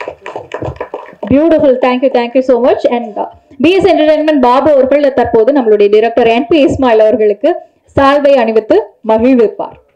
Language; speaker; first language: Tamil; native; Tamil